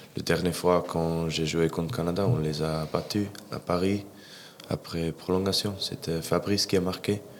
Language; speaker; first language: French; non-native, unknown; English